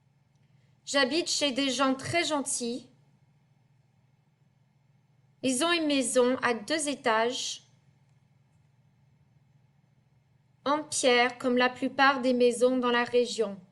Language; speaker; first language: French; non-native, fluent; English